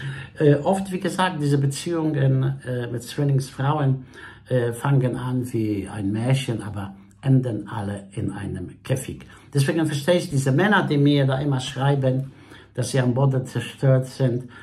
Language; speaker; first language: German; non-native, fluent; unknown